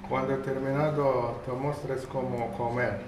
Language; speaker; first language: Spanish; non-native, learner; Arabic